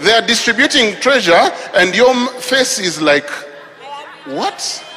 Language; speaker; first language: English; non-native, local second language; Ganda